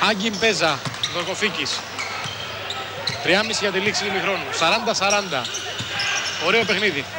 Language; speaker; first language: Greek; native; Greek